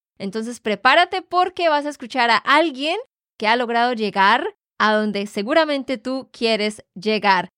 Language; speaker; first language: Spanish; native; Spanish